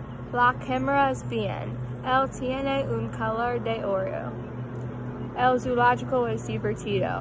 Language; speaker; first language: Spanish; non-native, learner; English